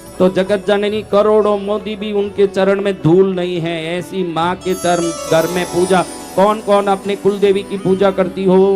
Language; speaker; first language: Hindi; non-native, local second language; Marwari